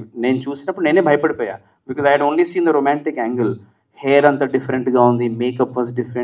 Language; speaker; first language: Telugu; native; Telugu